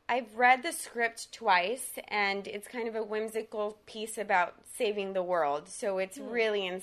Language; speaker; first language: English; early bilingual, other home language; Spanish